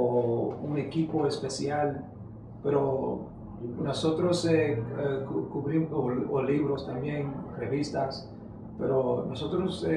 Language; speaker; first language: Spanish; early bilingual, heritage; English